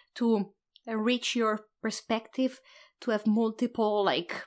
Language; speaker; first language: English; non-native, fluent; Italian